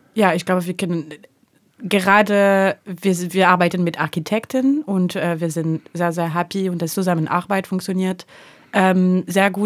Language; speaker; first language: German; non-native, learner; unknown